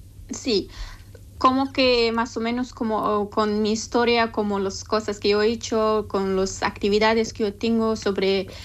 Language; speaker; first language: Spanish; non-native, learner; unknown